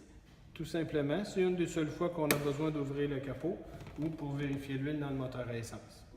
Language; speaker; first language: French; native; French